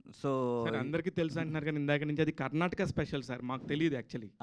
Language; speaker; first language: Telugu; native; Telugu